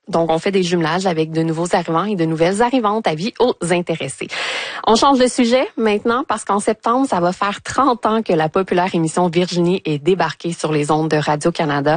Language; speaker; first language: French; native; French